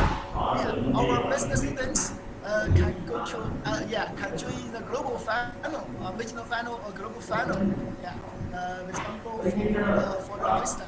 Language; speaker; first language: English; non-native, learner; Chinese